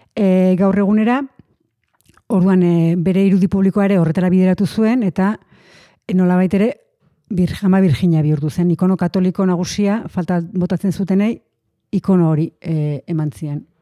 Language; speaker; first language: Basque; native; Basque